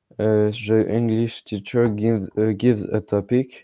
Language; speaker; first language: English; non-native, learner; French